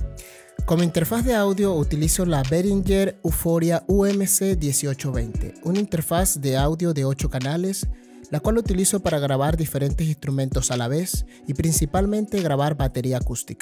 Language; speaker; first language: Spanish; native; Spanish